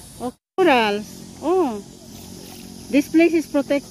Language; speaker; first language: English; non-native, local second language; Filipino